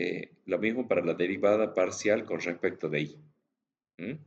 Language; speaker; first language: Spanish; native; Spanish